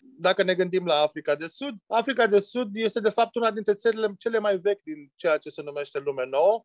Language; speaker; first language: Romanian; native; Romanian